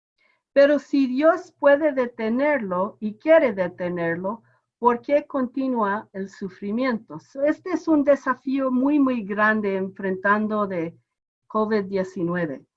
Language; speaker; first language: Spanish; non-native, fluent; English